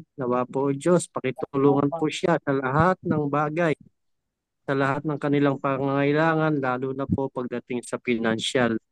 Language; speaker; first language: Filipino; native; Filipino